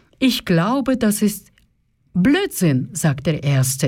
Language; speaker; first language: German; non-native, fluent; Russian